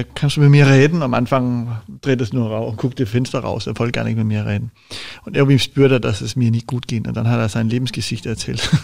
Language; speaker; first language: German; non-native, fluent; Danish